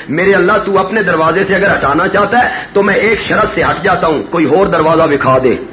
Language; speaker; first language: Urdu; non-native, local second language; Punjabi